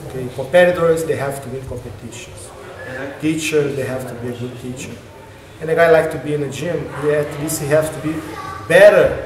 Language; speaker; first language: English; non-native, learner; Portuguese